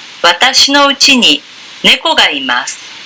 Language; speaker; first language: Japanese; non-native, learner; Indonesian